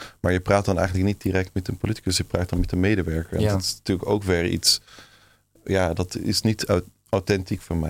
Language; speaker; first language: Dutch; non-native, fluent; German